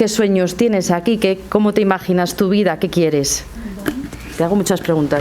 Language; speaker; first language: Spanish; native; Spanish